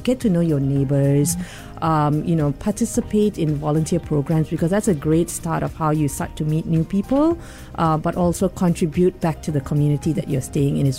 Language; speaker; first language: English; non-native, local second language; Tamil